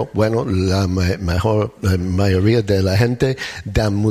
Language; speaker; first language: Spanish; non-native, learner; English